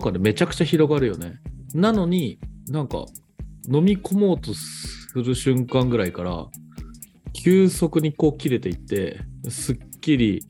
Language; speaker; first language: Japanese; native; Japanese